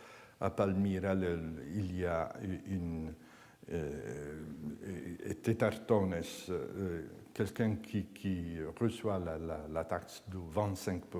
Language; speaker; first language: French; non-native, fluent; Italian